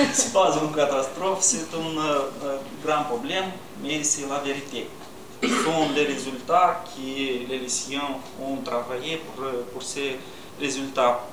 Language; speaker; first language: French; non-native, learner; Romanian